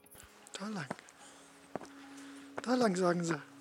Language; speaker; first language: German; native; German